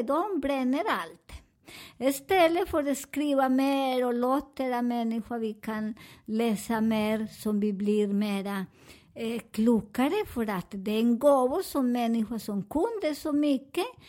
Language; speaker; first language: Swedish; non-native, learner; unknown